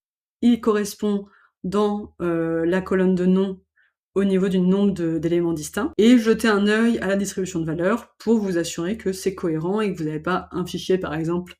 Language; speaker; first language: French; native; French